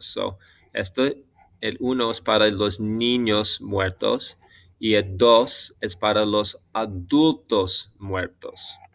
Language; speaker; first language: Spanish; non-native, fluent; English